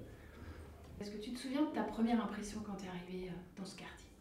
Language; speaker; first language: French; native; French